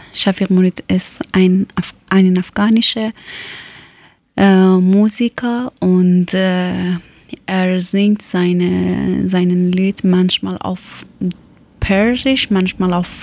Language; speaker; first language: German; non-native, learner; Persian